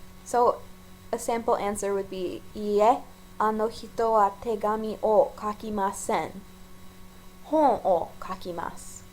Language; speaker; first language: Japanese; non-native, fluent; English